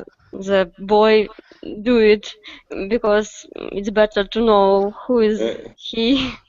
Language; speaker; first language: English; non-native, learner; Russian